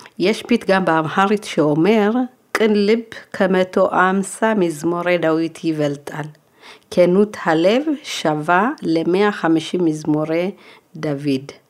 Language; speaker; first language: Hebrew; early bilingual, other home language; Amharic